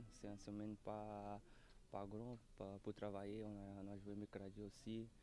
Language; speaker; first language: French; non-native, learner; Portuguese